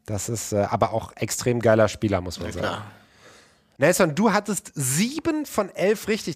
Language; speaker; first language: German; native; German